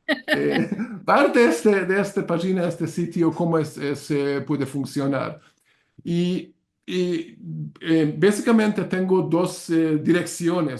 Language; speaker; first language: Spanish; non-native, learner; Hungarian